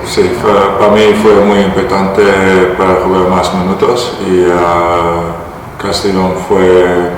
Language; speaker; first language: Spanish; non-native, learner; Dutch